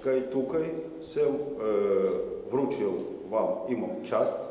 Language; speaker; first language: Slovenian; non-native, learner; Russian